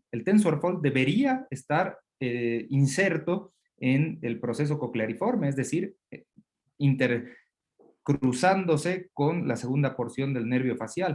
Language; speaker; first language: Spanish; native; Spanish